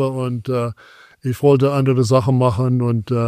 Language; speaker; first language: German; non-native, fluent; English